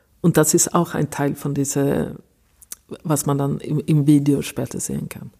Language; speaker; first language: German; non-native, fluent; Swedish